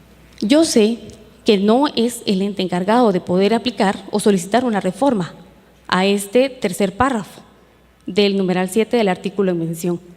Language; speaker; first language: Spanish; native; Spanish